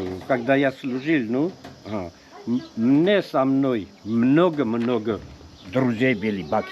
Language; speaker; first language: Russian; non-native, local second language; Armenian